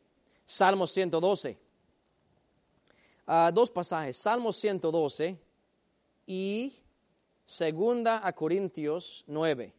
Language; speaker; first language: Spanish; native; Spanish